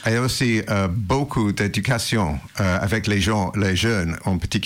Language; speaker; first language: French; non-native, learner; English